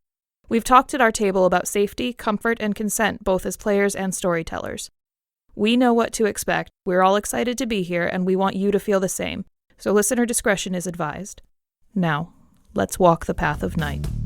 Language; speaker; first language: English; native; English